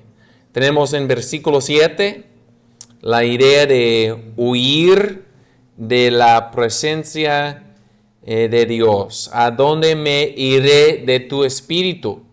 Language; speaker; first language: Spanish; non-native, fluent; English